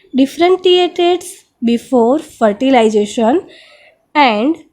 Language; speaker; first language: English; non-native, local second language; Gujarati